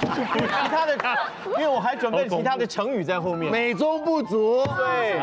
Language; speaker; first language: Chinese; native; Chinese